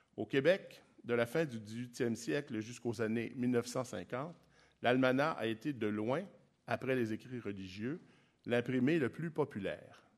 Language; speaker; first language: French; native; French